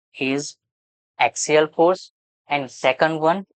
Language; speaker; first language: English; non-native, local second language; Gujarati